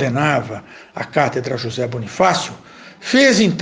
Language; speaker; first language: Portuguese; native; Portuguese